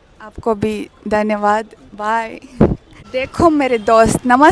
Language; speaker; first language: Hindi; non-native, learner; Russian